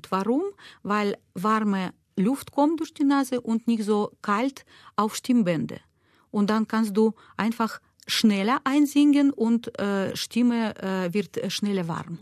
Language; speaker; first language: German; non-native, learner; Russian